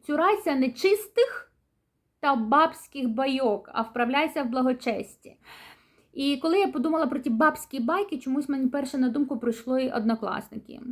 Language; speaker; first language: Ukrainian; native; Ukrainian